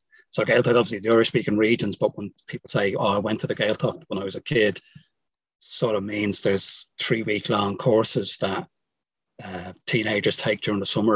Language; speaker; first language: English; native; English